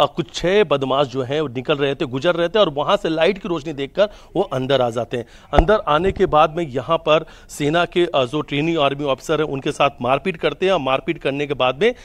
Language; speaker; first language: Hindi; native; Hindi